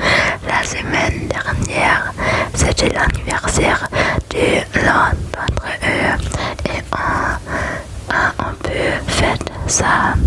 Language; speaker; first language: French; non-native, learner; German